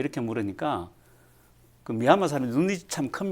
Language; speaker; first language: Korean; native; Korean